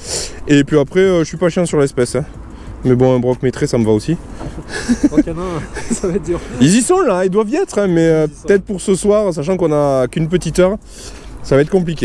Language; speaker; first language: French; native; French